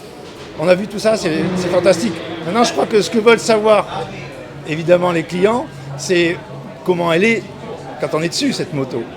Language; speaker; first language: French; native; French